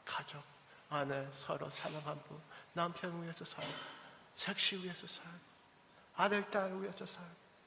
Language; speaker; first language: Korean; early bilingual, heritage; English